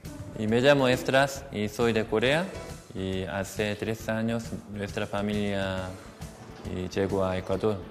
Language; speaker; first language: Spanish; non-native, learner; Korean